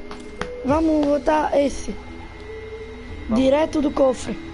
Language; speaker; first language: Portuguese; non-native, fluent; Italian